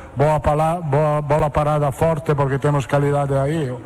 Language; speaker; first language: Portuguese; non-native, learner; Italian